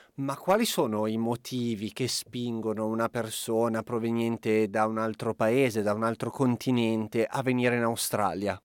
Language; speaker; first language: Italian; non-native, fluent; Polish